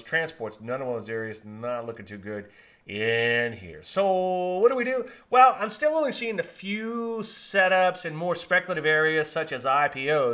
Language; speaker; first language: English; native; English